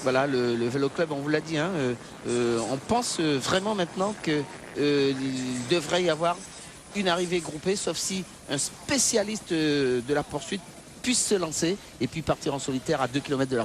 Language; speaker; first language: French; native; French